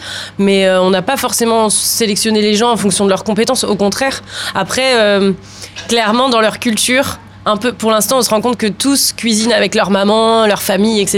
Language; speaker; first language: French; native; French